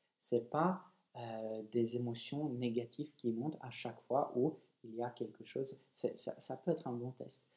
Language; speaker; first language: French; non-native, fluent; Polish